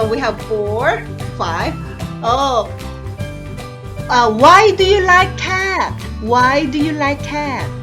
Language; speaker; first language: English; non-native, learner; Thai